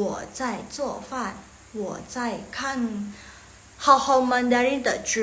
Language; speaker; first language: Chinese; non-native, fluent; Indonesian